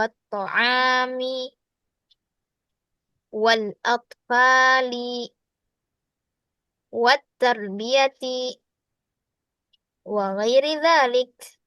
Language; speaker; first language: Arabic; non-native, fluent; Indonesian